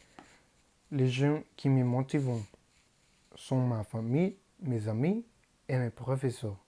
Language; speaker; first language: French; non-native, learner; Spanish